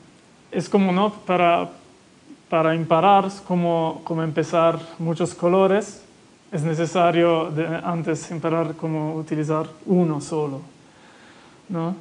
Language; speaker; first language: Spanish; non-native, fluent; Italian